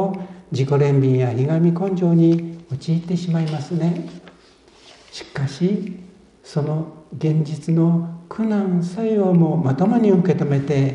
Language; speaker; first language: Japanese; native; Japanese